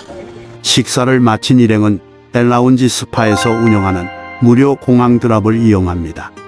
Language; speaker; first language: Korean; native; Korean